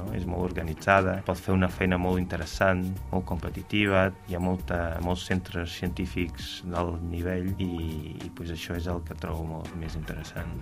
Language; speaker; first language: Catalan; non-native, fluent; Portuguese